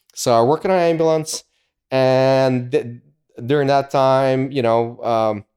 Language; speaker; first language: English; early bilingual, other home language; Ukrainian